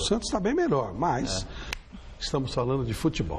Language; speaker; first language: Portuguese; native; Portuguese